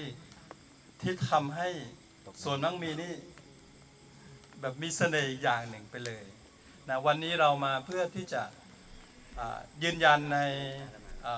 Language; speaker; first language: Thai; native; Thai